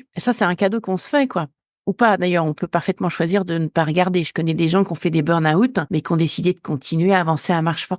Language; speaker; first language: French; native; French